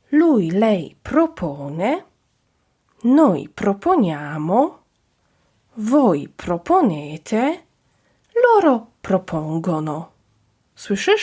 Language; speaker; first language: Italian; non-native, fluent; Polish